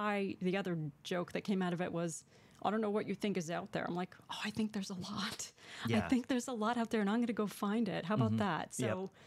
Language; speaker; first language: English; native; English